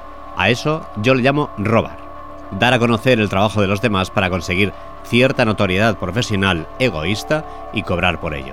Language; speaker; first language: Spanish; native; Spanish